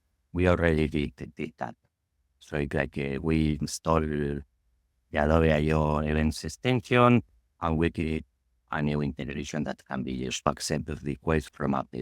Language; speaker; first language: English; non-native, fluent; Spanish